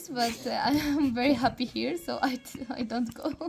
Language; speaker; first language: English; non-native, learner; Arabic